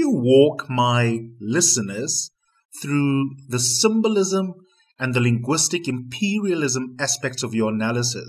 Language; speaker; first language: English; non-native, local second language; Afrikaans